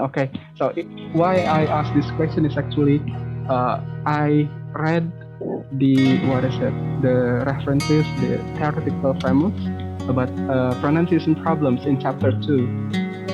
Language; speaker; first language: English; non-native, fluent; Indonesian